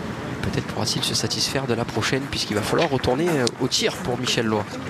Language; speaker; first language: French; native; French